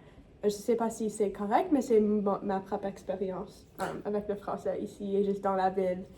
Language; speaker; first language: French; non-native, local second language; English